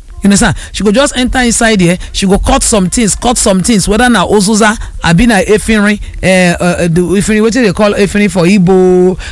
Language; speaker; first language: Nigerian Pidgin; non-native, local second language; Igbo